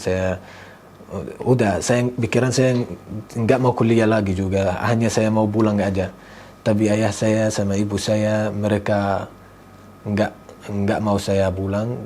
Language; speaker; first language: Indonesian; non-native, fluent; Arabic